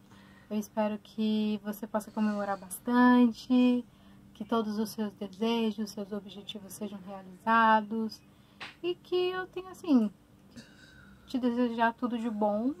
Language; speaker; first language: Portuguese; native; Portuguese